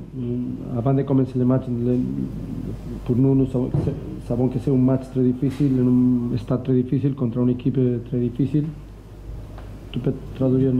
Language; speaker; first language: French; non-native, learner; Spanish